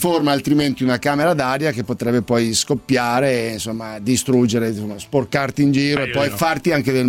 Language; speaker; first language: Italian; native; Italian